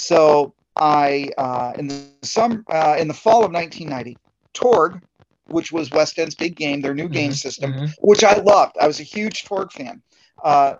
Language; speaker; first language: English; native; English